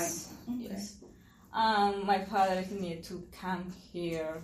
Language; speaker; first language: English; non-native, learner; Spanish